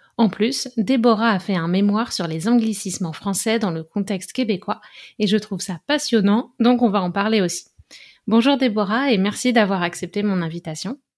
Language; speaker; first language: French; native; French